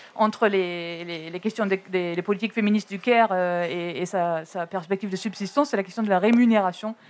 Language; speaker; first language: French; non-native, fluent; German